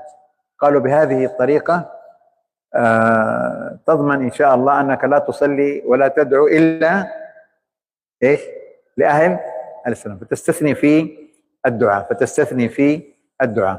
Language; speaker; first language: Arabic; native; Arabic